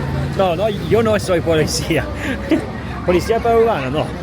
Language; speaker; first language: Spanish; non-native, learner; Italian